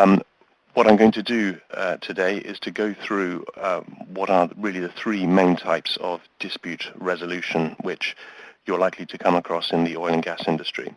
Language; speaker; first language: English; native; English